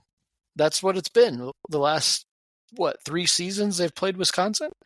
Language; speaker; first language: English; native; English